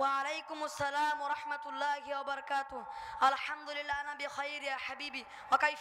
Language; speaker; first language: Arabic; non-native, learner; Bangla